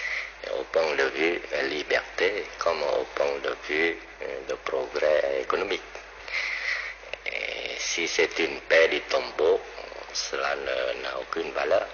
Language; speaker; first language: French; non-native, local second language; Vietnamese